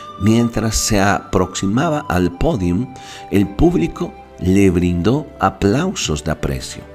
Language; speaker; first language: Spanish; native; Spanish